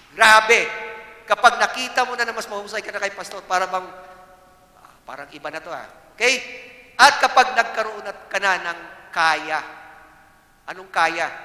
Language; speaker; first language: Filipino; non-native, local second language; Cebuano